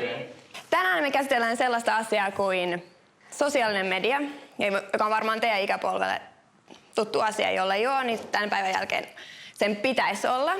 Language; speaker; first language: Finnish; native; Finnish